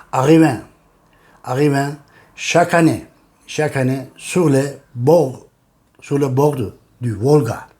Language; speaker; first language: French; non-native, fluent; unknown